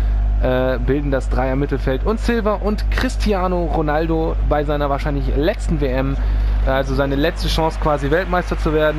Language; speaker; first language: German; native; German